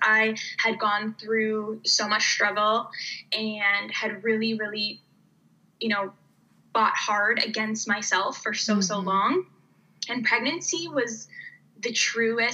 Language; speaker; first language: English; native; English